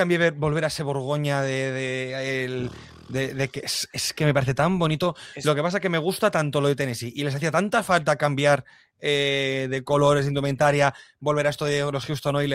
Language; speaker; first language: Spanish; native; Spanish